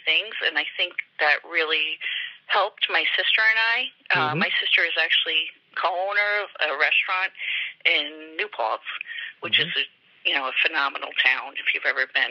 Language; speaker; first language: English; native; English